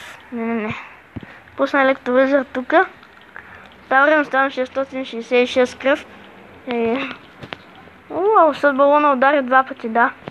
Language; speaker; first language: Bulgarian; native; Bulgarian